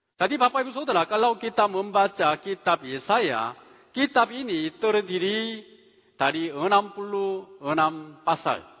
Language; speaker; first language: Indonesian; non-native, fluent; Korean